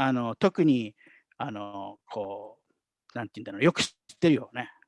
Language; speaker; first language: Japanese; native; Japanese